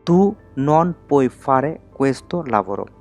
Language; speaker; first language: Italian; non-native, fluent; Bangla